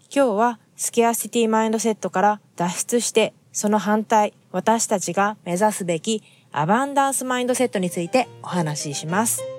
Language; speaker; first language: Japanese; native; Japanese